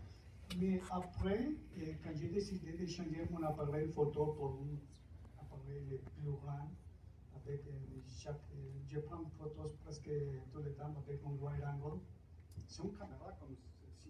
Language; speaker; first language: French; non-native, fluent; Spanish